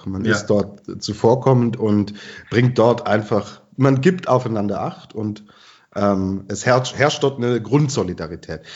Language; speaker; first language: German; native; German